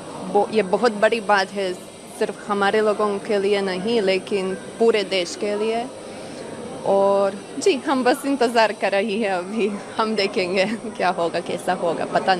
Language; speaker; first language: Hindi; non-native, fluent; Croatian